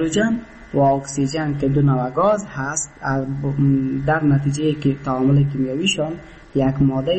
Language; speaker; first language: Persian; native; Persian